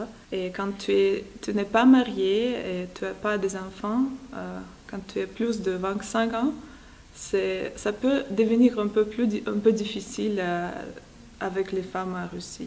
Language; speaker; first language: French; non-native, fluent; Russian